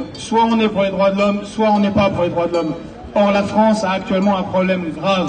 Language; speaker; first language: French; native; French